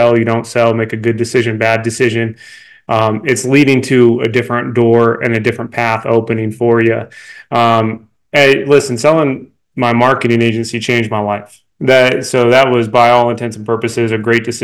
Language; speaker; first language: English; native; English